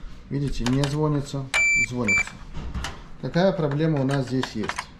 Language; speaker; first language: Russian; non-native, local second language; Ukrainian